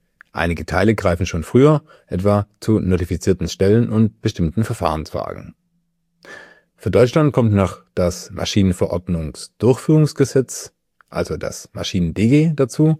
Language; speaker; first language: German; native; German